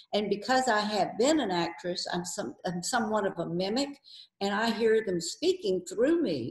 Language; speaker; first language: English; native; English